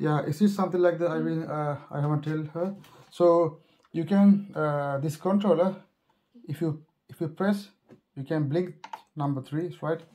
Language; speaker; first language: English; non-native, learner; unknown